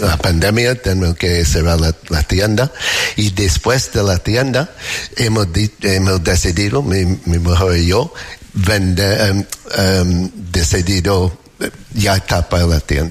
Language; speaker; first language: Spanish; non-native, learner; English